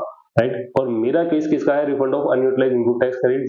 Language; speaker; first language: Hindi; native; Hindi